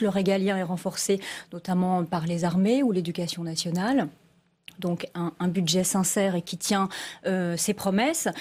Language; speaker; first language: French; native; French